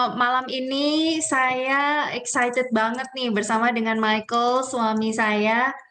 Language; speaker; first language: Indonesian; native; Indonesian